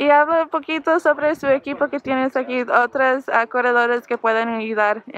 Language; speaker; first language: Spanish; non-native, learner; English